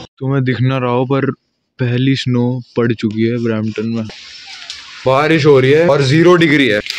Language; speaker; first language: Hindi; native; Hindi